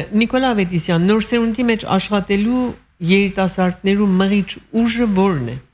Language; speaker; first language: Armenian; early bilingual, heritage; Armenian